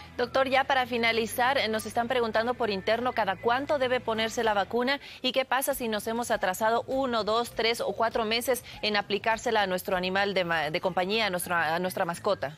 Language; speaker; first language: Spanish; native; Spanish